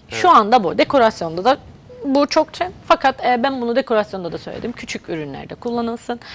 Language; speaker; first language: Turkish; native; Turkish